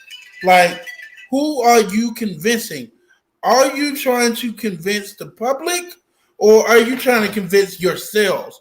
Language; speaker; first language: English; native; English